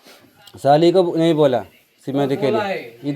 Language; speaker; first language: Hindi; non-native, local second language; Malayalam